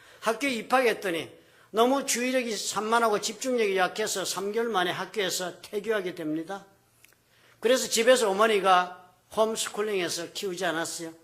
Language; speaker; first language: Korean; native; Korean